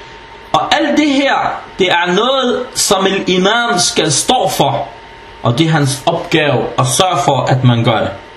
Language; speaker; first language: Danish; early bilingual, other home language; Arabic